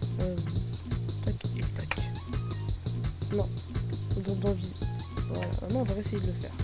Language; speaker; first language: French; native; French